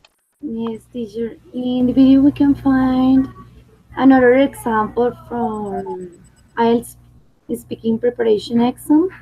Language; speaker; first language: English; non-native, fluent; Spanish